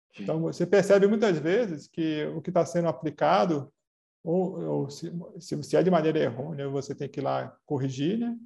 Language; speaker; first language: Portuguese; native; Portuguese